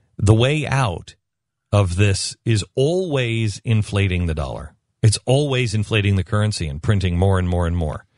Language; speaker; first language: English; native; English